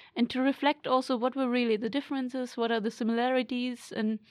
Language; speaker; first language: English; non-native, fluent; German